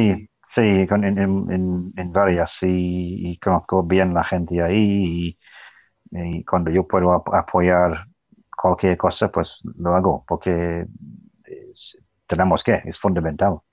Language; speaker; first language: Spanish; non-native, fluent; English